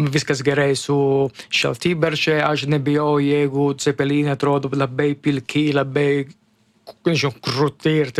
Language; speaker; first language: Lithuanian; non-native, learner; Italian